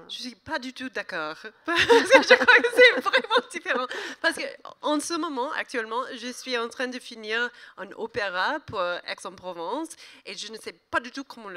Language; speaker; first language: French; non-native, learner; English